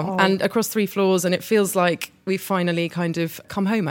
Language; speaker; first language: English; native; English